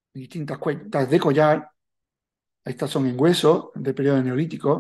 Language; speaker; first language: Spanish; native; Spanish